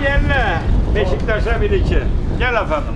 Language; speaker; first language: Turkish; native; Turkish